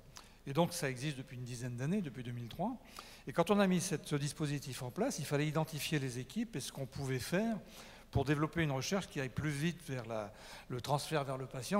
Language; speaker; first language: French; native; French